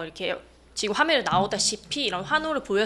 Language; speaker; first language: Korean; native; Korean